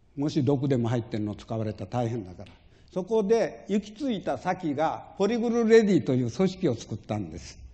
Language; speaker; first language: Japanese; native; Japanese